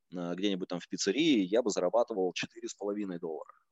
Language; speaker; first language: Russian; native; Russian